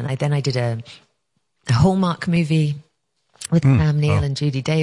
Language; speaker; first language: English; native; English